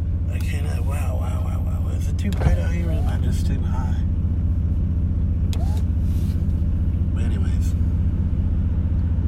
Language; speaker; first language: English; native; English